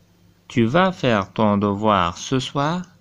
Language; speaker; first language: French; non-native, fluent; Arabic